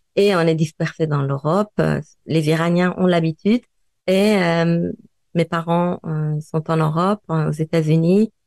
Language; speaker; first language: French; non-native, fluent; Persian